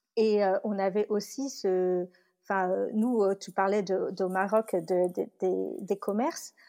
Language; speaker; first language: French; early bilingual, other home language; Tamil